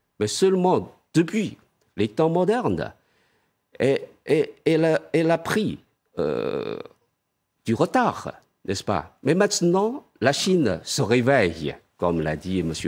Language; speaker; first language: French; non-native, fluent; Chinese